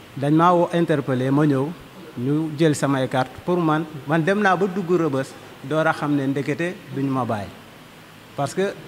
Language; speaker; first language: Wolof; non-native, local second language; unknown